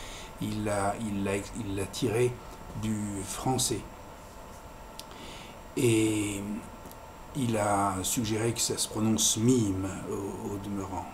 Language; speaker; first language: French; native; French